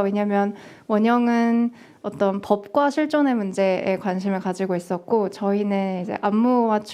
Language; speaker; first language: Korean; native; Korean